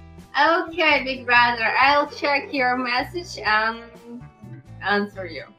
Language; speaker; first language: English; non-native, learner; Russian